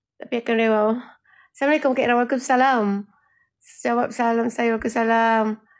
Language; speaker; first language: Malay; native; Malay